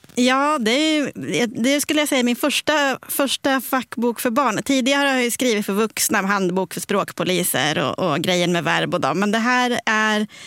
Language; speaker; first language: Swedish; native; Swedish